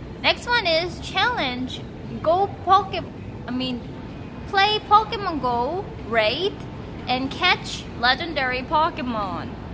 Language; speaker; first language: English; non-native, learner; Korean